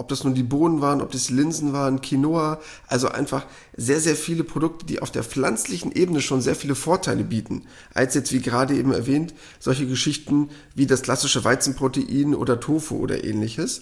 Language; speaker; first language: German; native; German